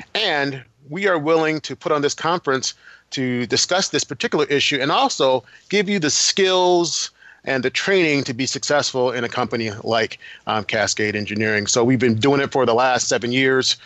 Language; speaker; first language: English; native; English